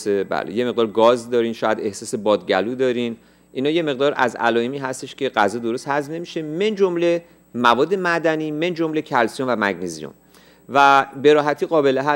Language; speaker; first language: Persian; native; Persian